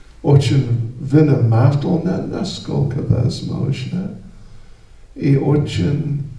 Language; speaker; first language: Russian; non-native, learner; English